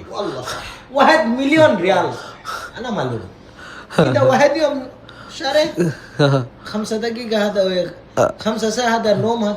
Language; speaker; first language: Arabic; non-native, learner; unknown